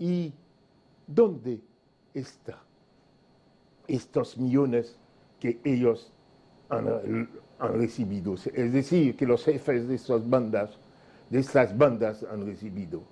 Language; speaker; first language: Spanish; non-native, fluent; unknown